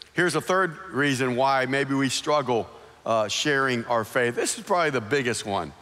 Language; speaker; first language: English; native; English